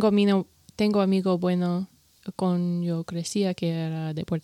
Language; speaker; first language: Spanish; non-native, learner; English